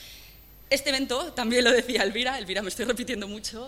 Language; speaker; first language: Spanish; native; Spanish